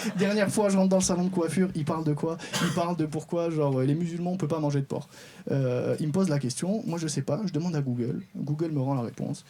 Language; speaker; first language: French; non-native, local second language; Arabic